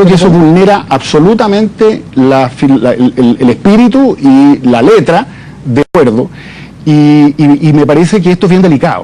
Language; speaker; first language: Spanish; native; Spanish